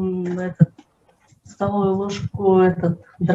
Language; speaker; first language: Russian; non-native, local second language; Kyrgyz